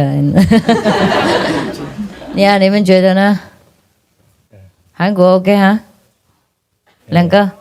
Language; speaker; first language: Chinese; non-native, fluent; Vietnamese